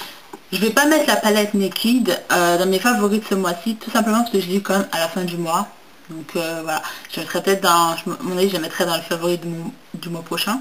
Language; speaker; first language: French; native; French